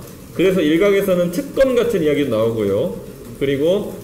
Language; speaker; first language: Korean; native; Korean